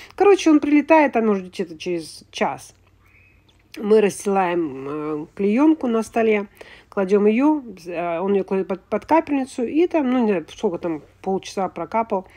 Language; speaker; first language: Russian; native; Russian